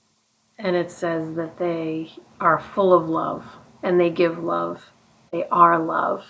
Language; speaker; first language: English; native; English